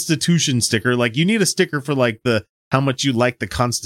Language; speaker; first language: English; native; English